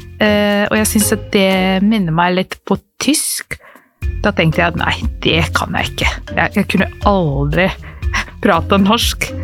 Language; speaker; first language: Norwegian; non-native, fluent; Serbian